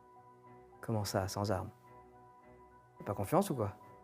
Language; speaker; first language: French; native; French